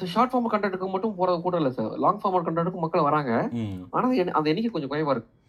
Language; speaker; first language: Tamil; native; Tamil